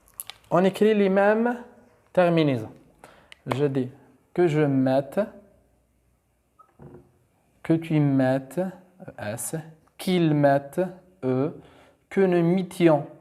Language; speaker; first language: French; non-native, local second language; Arabic